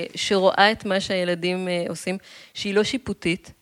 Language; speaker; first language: Hebrew; early bilingual, other home language; Russian